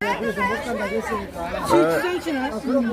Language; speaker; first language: Korean; native; Korean